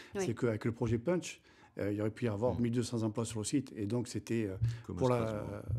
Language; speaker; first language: French; native; French